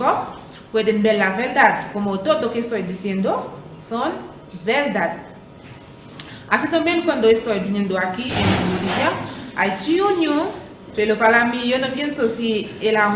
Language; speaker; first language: Spanish; non-native, fluent; Haitian Creole